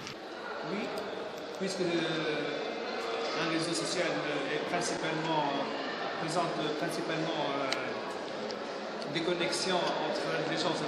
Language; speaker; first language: French; non-native, local second language; Arabic